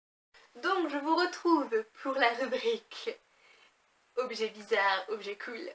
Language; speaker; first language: French; native; French